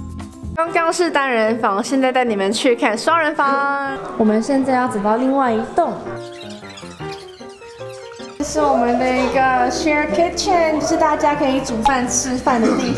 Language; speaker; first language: Chinese; native; Chinese